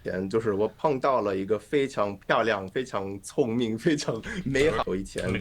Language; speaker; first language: Chinese; non-native, learner; English